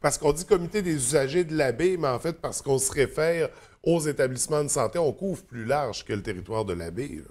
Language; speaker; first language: French; native; French